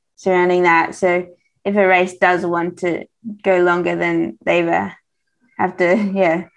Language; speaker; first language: English; native; English